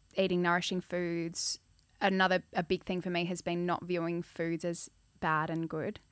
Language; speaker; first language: English; native; English